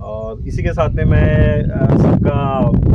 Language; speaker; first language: Hindi; non-native, local second language; Marathi